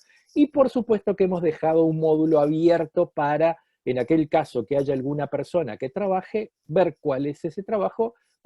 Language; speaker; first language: Spanish; native; Spanish